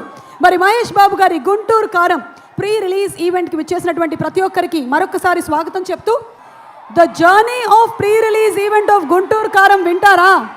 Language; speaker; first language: Telugu; native; Telugu